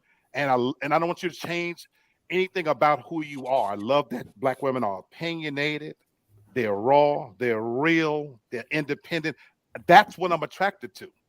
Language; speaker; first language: English; native; English